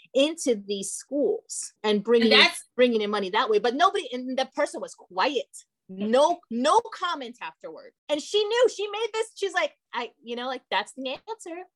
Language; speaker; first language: English; early bilingual, other home language; Portuguese